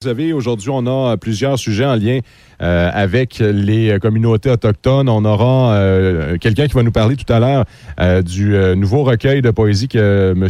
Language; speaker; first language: French; native; French